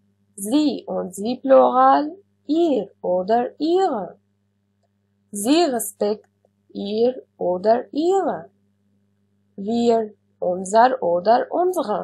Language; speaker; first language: German; non-native, fluent; Arabic